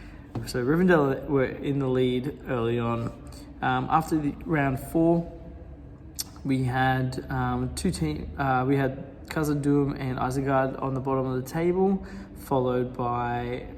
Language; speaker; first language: English; native; English